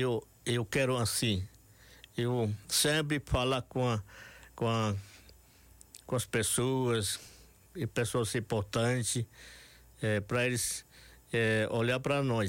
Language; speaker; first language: Portuguese; non-native, local second language; Yanomámi